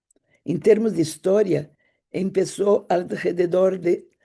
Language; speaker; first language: Spanish; non-native, fluent; Portuguese